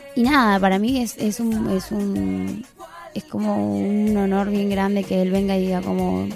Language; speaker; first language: Spanish; native; Spanish